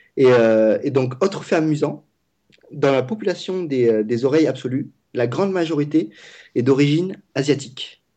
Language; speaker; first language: French; non-native, fluent; Vietnamese